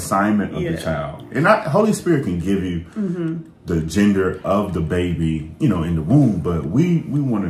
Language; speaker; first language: English; native; English